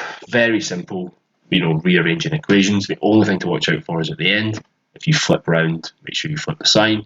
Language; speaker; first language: English; native; English